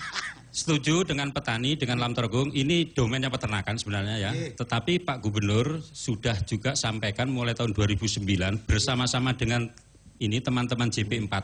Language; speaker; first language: Indonesian; non-native, local second language; Javanese